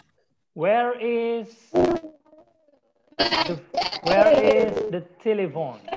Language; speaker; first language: English; non-native, learner; Indonesian